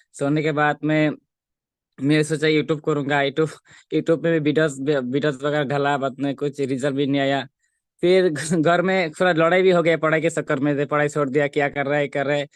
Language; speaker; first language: Hindi; non-native, local second language; Bangla